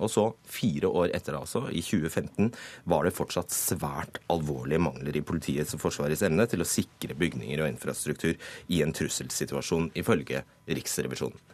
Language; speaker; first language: Norwegian; native; Norwegian